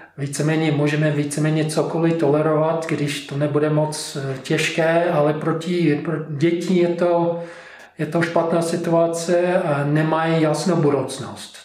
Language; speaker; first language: Czech; non-native, fluent; English